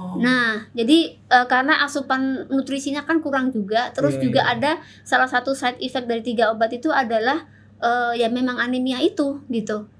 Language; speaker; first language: Indonesian; native; Indonesian